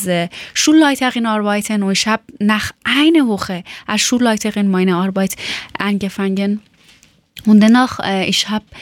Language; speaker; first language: German; non-native, learner; Persian